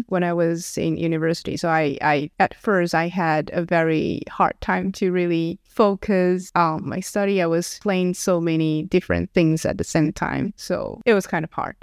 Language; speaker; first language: English; non-native, fluent; Chinese